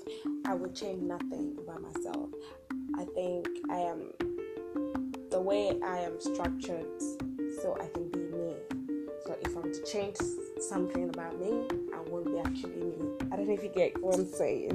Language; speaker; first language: English; non-native, local second language; Ibibio